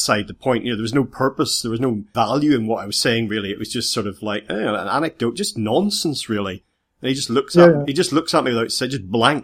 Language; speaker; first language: English; native; English